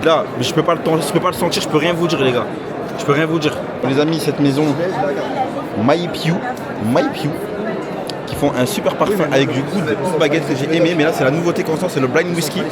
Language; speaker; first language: French; native; French